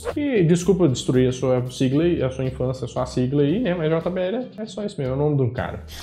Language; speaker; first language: Portuguese; native; Portuguese